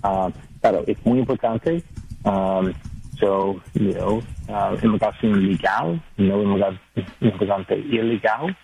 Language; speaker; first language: Spanish; non-native, learner; English